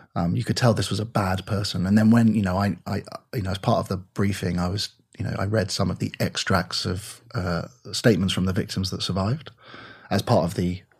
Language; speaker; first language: English; native; English